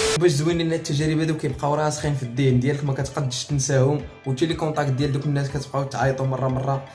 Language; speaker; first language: Arabic; native; Arabic